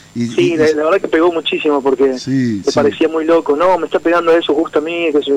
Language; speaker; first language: Spanish; native; Spanish